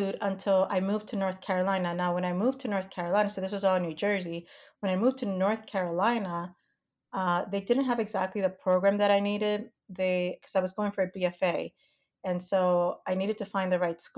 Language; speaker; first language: English; native; English